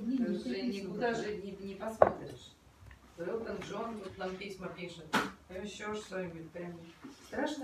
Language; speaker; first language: Russian; native; Russian